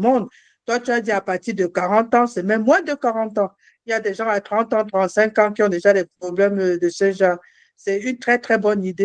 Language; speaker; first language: French; non-native, fluent; German